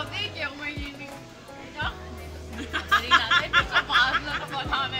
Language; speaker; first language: Greek; native; Greek